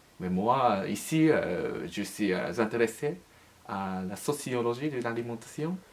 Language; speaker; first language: French; non-native, learner; Japanese